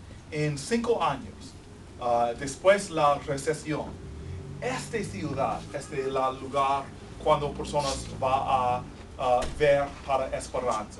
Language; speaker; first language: Spanish; non-native, fluent; English